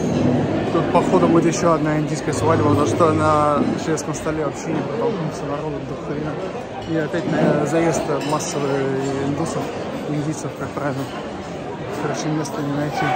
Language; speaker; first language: Russian; native; Russian